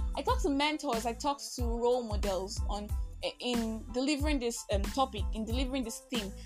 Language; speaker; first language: English; non-native, local second language; Igbo